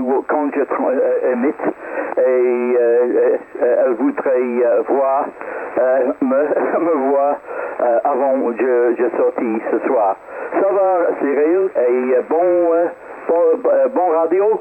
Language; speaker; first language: French; non-native, learner; English